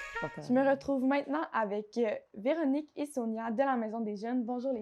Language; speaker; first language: French; native; French